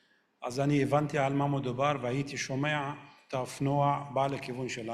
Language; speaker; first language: Hebrew; non-native, local second language; Arabic